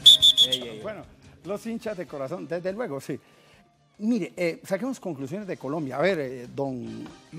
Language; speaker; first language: Spanish; native; Spanish